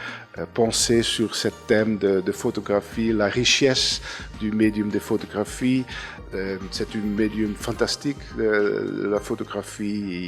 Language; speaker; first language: French; non-native, fluent; Dutch